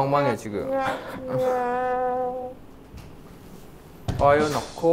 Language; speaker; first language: Korean; non-native, fluent; Thai